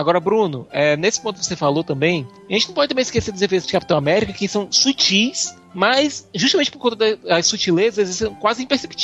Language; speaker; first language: Portuguese; native; Portuguese